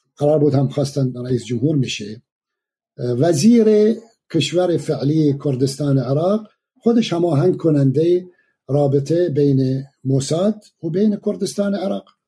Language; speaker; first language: Persian; non-native, fluent; Arabic